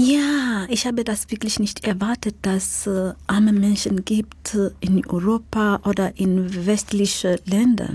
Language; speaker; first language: German; non-native, fluent; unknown